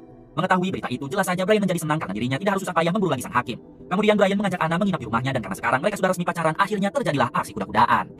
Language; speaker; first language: Indonesian; native; Indonesian